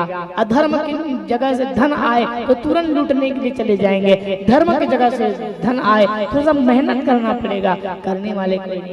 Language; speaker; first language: Hindi; non-native, local second language; Chhattisgarhi